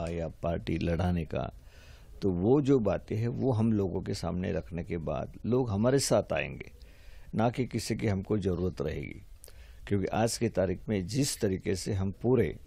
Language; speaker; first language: Hindi; non-native, local second language; Marathi